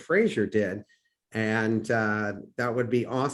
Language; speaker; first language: English; native; English